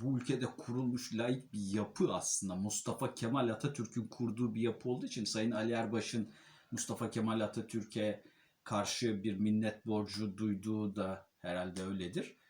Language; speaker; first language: Turkish; native; Turkish